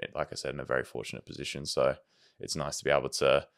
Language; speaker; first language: English; native; English